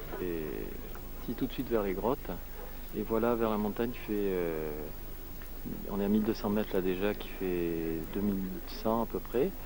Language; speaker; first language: French; native; French